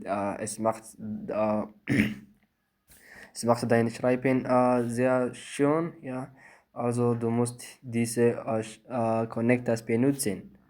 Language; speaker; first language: German; non-native, fluent; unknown